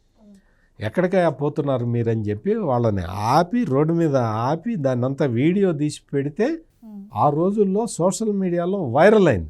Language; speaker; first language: Telugu; native; Telugu